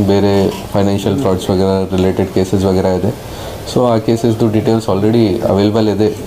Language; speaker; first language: Kannada; non-native, fluent; Hindi